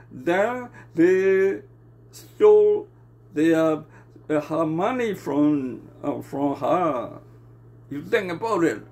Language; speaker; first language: English; non-native, learner; Burmese